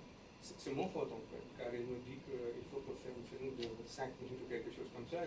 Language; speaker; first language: French; non-native, learner; English